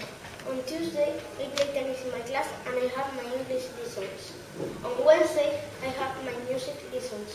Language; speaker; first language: English; non-native, learner; Spanish